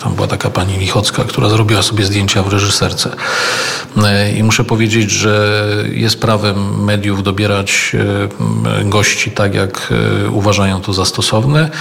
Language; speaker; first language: Polish; native; Polish